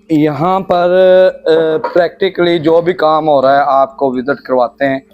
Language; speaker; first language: Urdu; non-native, local second language; Punjabi